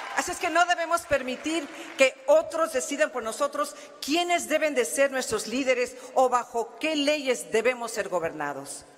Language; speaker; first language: Spanish; early bilingual, heritage; Spanish